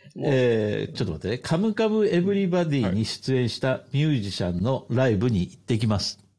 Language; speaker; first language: Japanese; native; Japanese